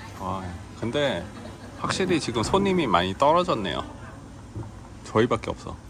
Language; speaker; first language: Korean; native; Korean